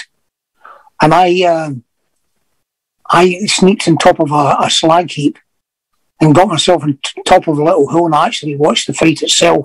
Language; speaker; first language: English; native; English